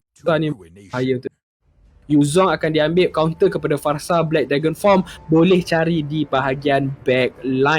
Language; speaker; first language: Malay; native; Malay